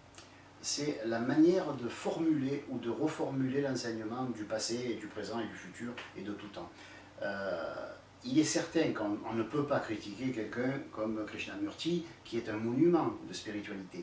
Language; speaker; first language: French; native; French